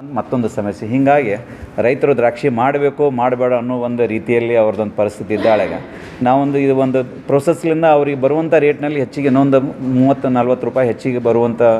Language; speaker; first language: Kannada; native; Kannada